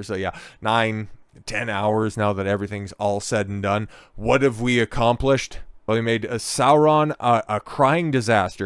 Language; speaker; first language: English; native; English